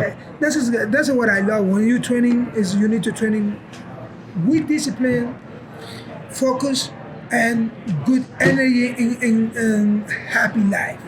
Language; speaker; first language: English; non-native, learner; Spanish